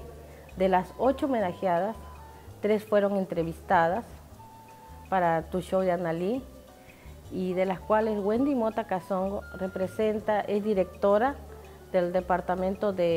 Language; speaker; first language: Spanish; native; Spanish